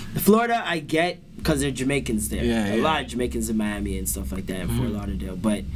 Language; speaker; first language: English; native; English